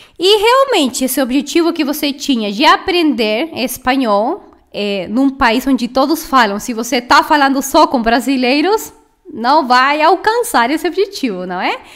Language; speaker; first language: Portuguese; non-native, fluent; Spanish